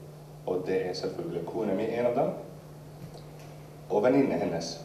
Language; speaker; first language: Norwegian; non-native, learner; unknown